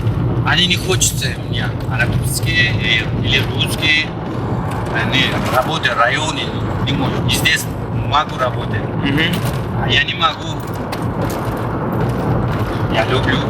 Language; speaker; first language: Russian; non-native, learner; Turkish